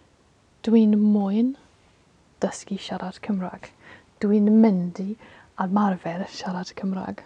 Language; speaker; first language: Welsh; non-native, learner; English